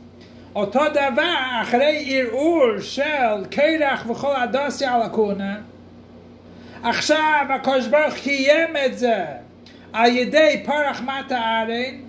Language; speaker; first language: Hebrew; non-native, fluent; English